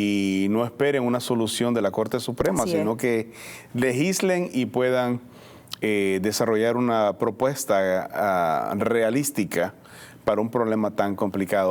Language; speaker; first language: Spanish; native; Spanish